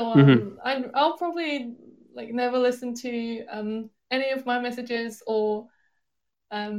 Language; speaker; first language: English; non-native, fluent; Chinese